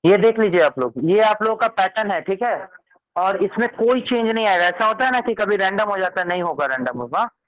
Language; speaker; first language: Hindi; native; Hindi